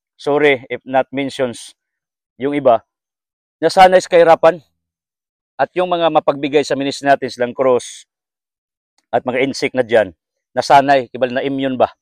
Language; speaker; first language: Filipino; non-native, local second language; Cebuano